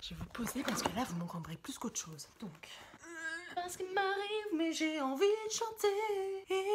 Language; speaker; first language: French; native; French